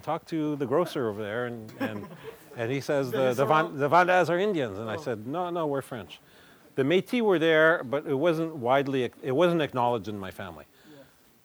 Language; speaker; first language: English; non-native, local second language; French